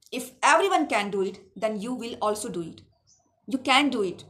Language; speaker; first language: English; non-native, local second language; Awadhi